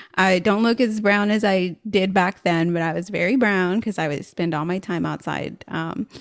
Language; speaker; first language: English; native; English